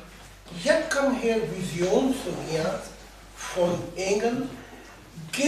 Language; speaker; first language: German; non-native, learner; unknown